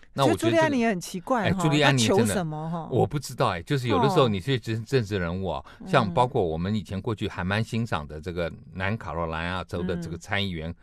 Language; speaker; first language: Chinese; native; Chinese